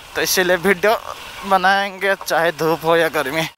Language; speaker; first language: Hindi; non-native, local second language; Nepali